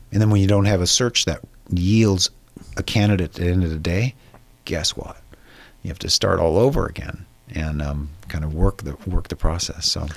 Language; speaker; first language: English; native; English